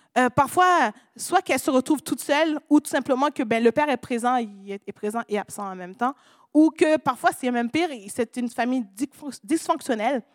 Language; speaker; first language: French; non-native, local second language; Haitian Creole